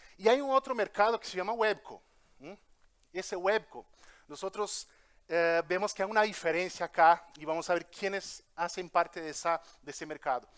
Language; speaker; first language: Spanish; early bilingual, heritage; Portuguese